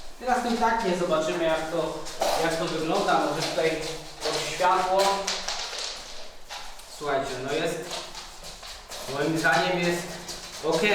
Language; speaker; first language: Polish; native; Polish